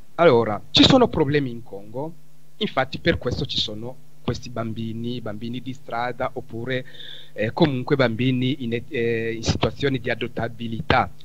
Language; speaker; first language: Italian; non-native, fluent; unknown